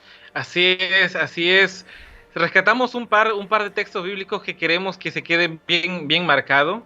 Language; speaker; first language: Spanish; native; Spanish